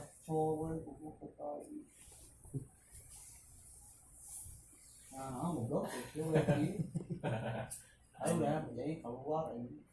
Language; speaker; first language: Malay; non-native, local second language; Sundanese